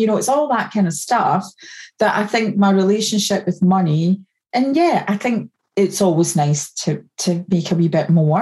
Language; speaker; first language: English; native; English